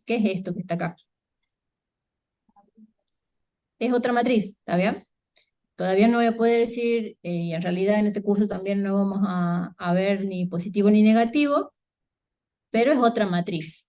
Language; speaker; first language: Spanish; native; Spanish